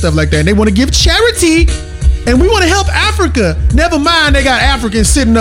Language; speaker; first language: English; native; English